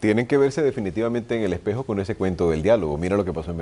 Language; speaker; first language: Spanish; native; Spanish